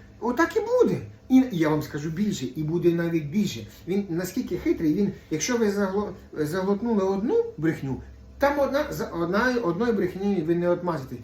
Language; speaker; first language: Ukrainian; non-native, local second language; Russian